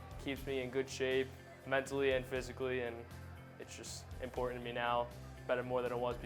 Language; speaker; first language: English; native; English